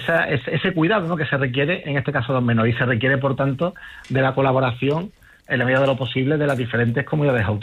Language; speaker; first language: Spanish; native; Spanish